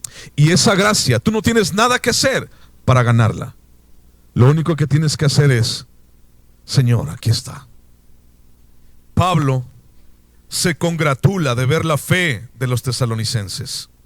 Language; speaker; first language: Spanish; native; Spanish